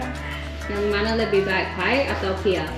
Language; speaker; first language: Indonesian; non-native, learner; English